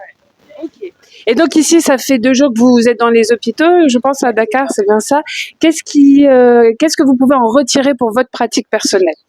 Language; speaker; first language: French; native; French